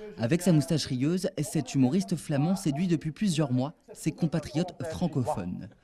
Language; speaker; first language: French; native; French